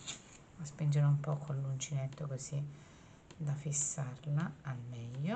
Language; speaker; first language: Italian; native; Italian